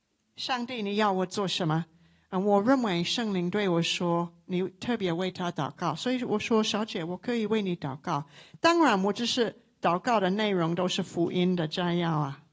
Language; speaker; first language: Chinese; non-native, local second language; English